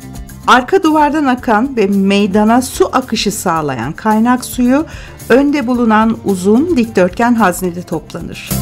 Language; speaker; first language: Turkish; native; Turkish